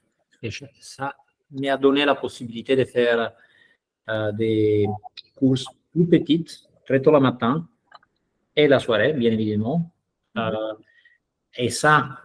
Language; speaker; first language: French; non-native, fluent; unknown